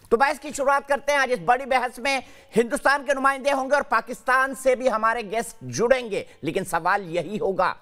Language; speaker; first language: Hindi; native; Hindi